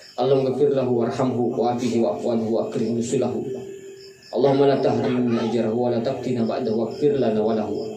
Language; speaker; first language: Indonesian; non-native, local second language; Buginese